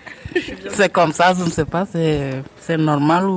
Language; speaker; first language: French; non-native, learner; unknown